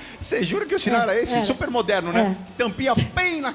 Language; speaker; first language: Portuguese; native; Portuguese